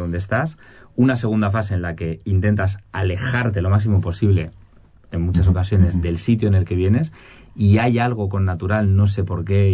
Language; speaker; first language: Spanish; native; Spanish